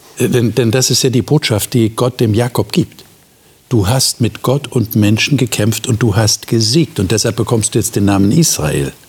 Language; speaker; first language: German; native; German